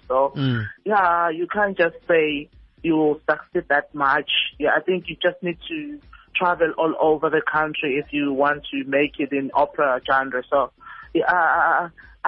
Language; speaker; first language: English; non-native, local second language; Zulu